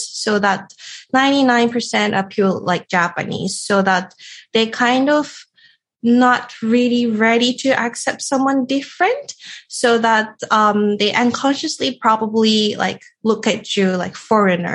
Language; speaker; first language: English; non-native, fluent; Japanese